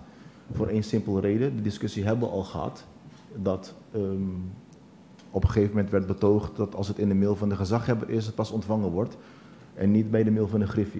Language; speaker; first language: Dutch; non-native, local second language; Papiamento